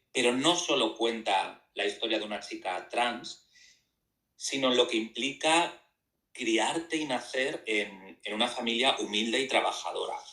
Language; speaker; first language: Spanish; native; Spanish